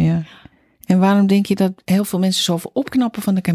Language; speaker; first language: Dutch; native; Dutch